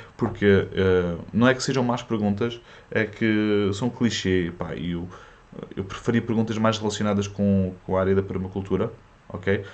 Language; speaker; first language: Portuguese; early bilingual, other home language; French